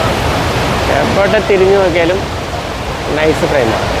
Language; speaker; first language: Malayalam; native; Malayalam